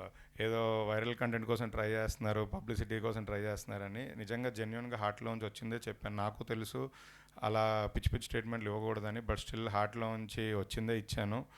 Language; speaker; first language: Telugu; native; Telugu